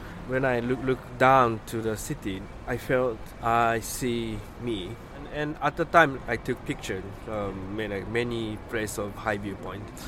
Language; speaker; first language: English; non-native, learner; Japanese